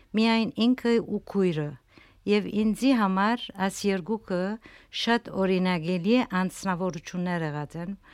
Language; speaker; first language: Armenian; early bilingual, heritage; Armenian